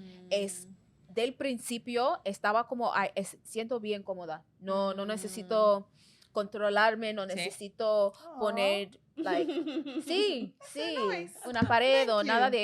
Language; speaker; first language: Spanish; non-native, fluent; English